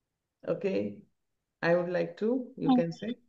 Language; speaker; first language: English; non-native, local second language; Marathi